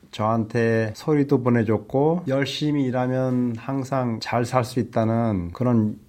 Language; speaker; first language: Korean; native; Korean